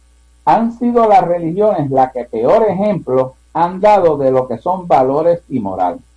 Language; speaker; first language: Spanish; native; Spanish